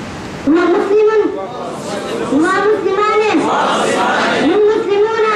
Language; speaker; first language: Arabic; non-native, learner; Urdu